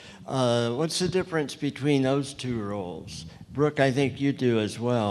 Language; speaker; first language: English; native; English